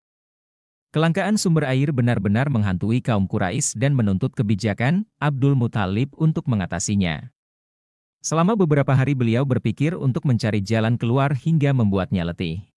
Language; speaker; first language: Indonesian; native; Indonesian